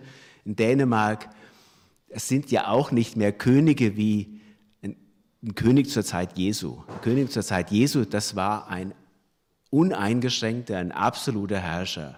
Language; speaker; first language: German; native; German